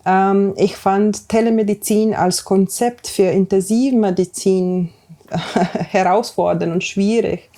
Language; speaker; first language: German; non-native, fluent; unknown